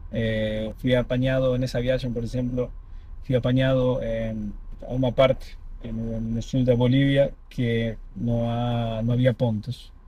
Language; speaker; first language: Portuguese; non-native, fluent; Spanish